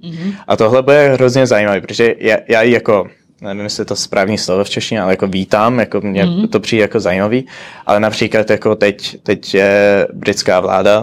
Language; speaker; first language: Czech; early bilingual, heritage; Czech